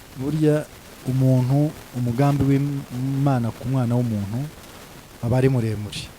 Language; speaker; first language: Kinyarwanda; early bilingual, heritage; Kinyarwanda